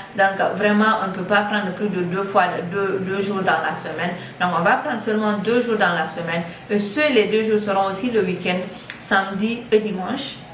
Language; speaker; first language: French; non-native, local second language; Fula